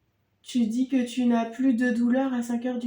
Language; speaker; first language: French; native; French